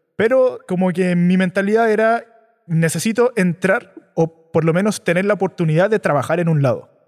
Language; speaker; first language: Spanish; native; Spanish